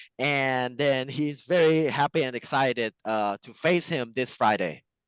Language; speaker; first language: English; non-native, fluent; Thai